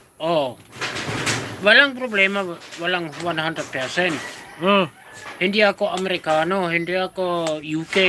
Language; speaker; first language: Filipino; non-native, learner; German